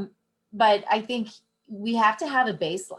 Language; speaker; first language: English; native; English